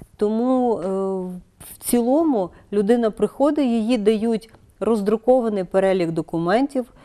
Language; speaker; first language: Ukrainian; native; Ukrainian